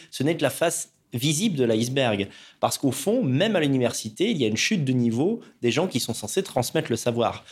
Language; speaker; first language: French; native; French